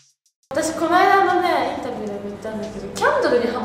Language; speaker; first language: Japanese; native; Japanese